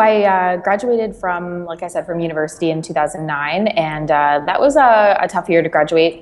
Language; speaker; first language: English; native; English